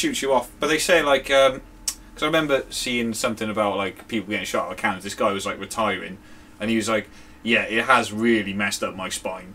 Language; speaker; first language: English; native; English